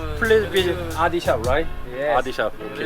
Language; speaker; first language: English; non-native, learner; Korean